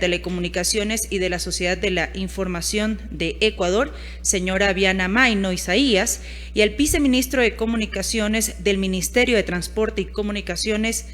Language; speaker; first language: Spanish; native; Spanish